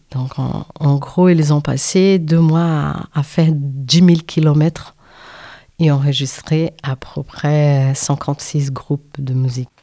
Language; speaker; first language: French; non-native, fluent; Portuguese